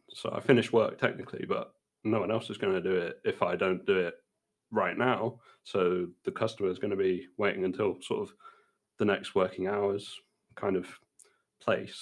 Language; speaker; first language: English; native; English